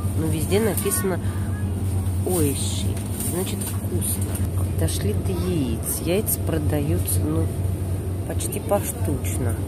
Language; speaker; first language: Russian; native; Russian